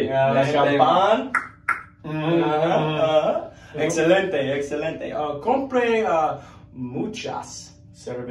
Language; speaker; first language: Spanish; non-native, learner; English